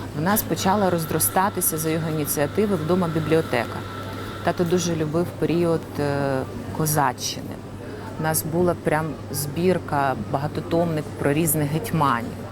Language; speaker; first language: Ukrainian; non-native, local second language; Russian